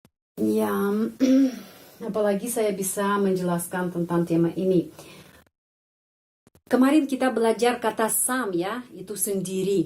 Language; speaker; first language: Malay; non-native, fluent; Russian